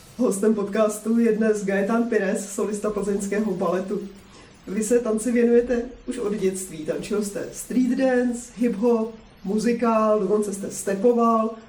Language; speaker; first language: Czech; native; Czech